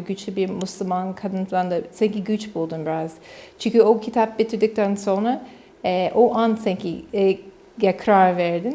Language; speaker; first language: Turkish; non-native, learner; English